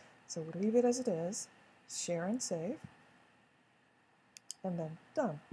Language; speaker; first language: English; native; English